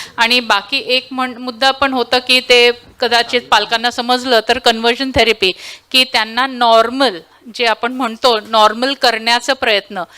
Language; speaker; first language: Marathi; non-native, local second language; Tulu